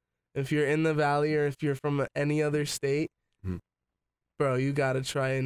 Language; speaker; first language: English; native; English